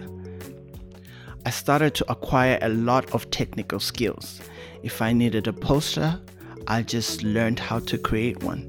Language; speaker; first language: English; non-native, local second language; Shona